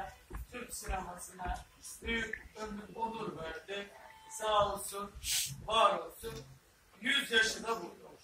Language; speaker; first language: Turkish; native; Turkish